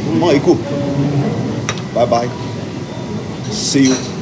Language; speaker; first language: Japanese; non-native, learner; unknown